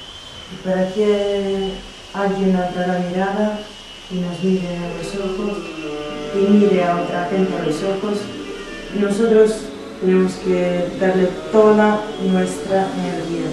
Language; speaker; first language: Spanish; non-native, fluent; Italian